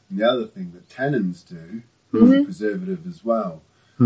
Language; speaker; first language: English; native; English